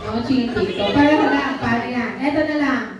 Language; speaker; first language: Filipino; native; Filipino